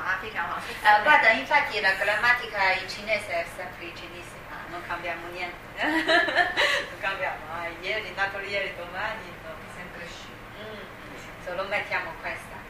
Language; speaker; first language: Italian; non-native, learner; Chinese